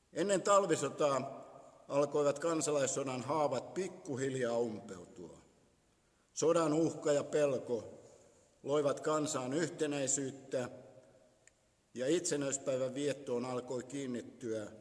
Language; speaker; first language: Finnish; native; Finnish